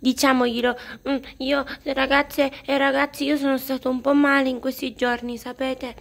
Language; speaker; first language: Italian; native; Italian